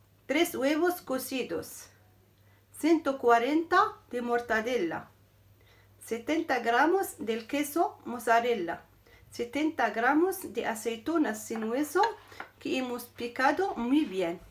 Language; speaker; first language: Spanish; non-native, fluent; Arabic